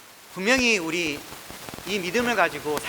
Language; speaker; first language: Korean; native; Korean